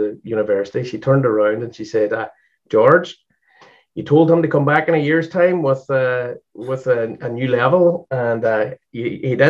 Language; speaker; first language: English; native; English